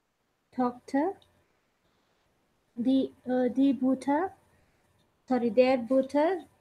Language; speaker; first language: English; non-native, local second language; Telugu